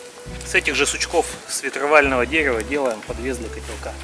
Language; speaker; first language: Russian; native; Russian